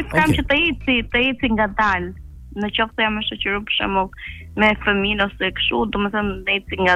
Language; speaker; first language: Albanian; native; Albanian